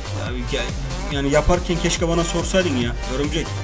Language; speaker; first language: Turkish; native; Turkish